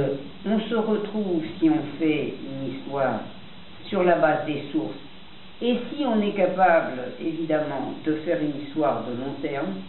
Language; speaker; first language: French; native; French